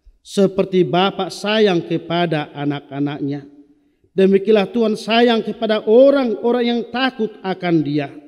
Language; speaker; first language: Indonesian; non-native, local second language; Batak Toba